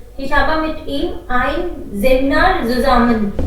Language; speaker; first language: German; non-native, learner; Hindi